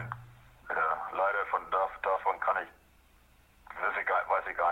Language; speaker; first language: German; non-native, fluent; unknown